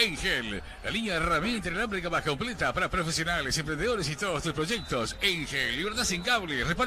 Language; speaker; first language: Spanish; native; Spanish